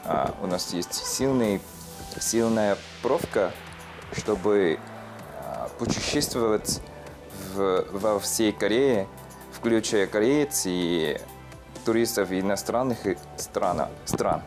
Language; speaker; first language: Russian; non-native, learner; Korean